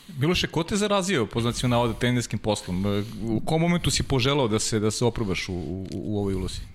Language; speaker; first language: Serbian; native; Serbian